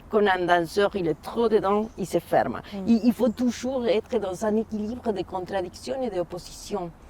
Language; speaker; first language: French; non-native, fluent; Spanish